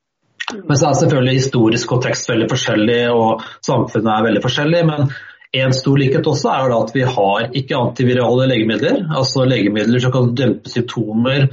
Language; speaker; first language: Norwegian; native; Norwegian